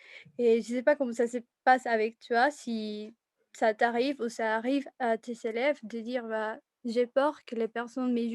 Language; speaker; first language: French; non-native, fluent; Spanish